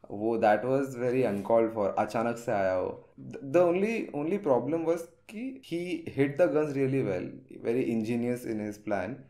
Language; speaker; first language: English; non-native, local second language; Telugu